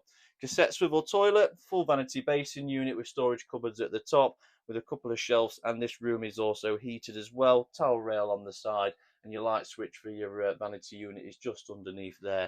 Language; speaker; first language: English; native; English